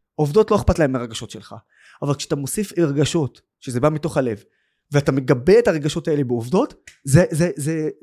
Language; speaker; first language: Hebrew; non-native, local second language; Arabic